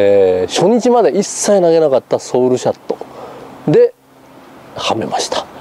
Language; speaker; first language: Japanese; native; Japanese